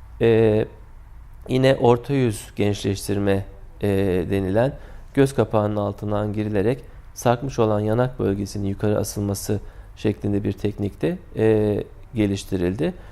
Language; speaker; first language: Turkish; native; Turkish